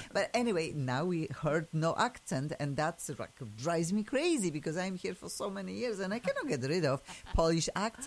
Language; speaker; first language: English; non-native, fluent; Polish